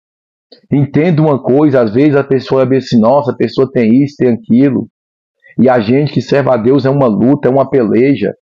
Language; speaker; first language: Portuguese; native; Portuguese